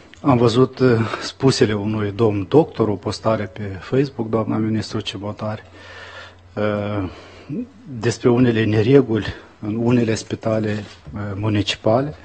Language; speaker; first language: Romanian; native; Romanian